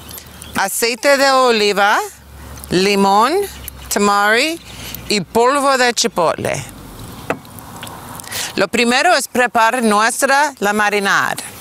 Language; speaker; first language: Spanish; non-native, learner; English